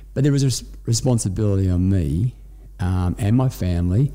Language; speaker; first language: English; native; English